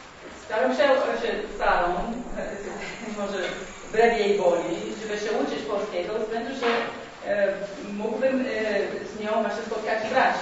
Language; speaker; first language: Polish; non-native, learner; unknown